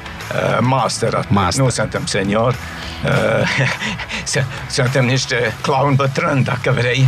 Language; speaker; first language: Romanian; non-native, fluent; German